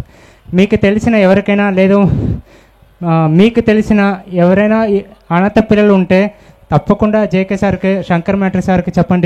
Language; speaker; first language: Telugu; non-native, local second language; Tamil